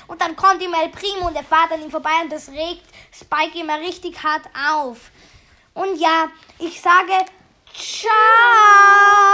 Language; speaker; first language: German; native; German